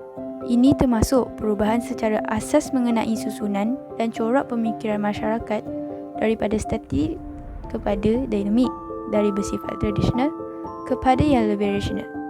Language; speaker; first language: Malay; native; Malay